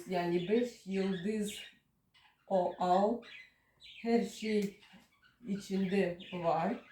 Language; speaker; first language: Turkish; non-native, learner; Russian